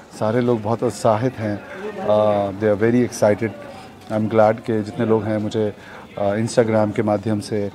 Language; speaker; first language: Hindi; native; Hindi